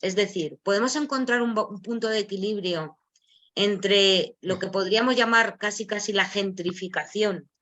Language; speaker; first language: Spanish; native; Spanish